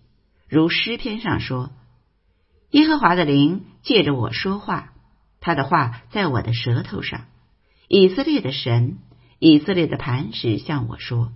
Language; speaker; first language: Chinese; native; Chinese